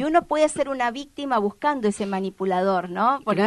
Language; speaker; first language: Spanish; native; Spanish